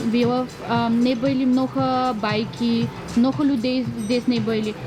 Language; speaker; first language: Russian; non-native, learner; Bulgarian